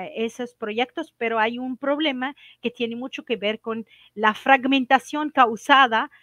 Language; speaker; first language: Spanish; non-native, fluent; Arabic